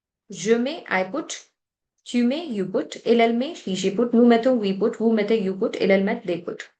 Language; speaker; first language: French; non-native, fluent; Hindi